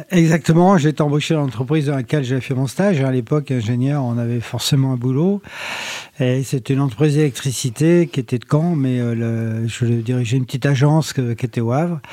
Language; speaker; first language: French; native; French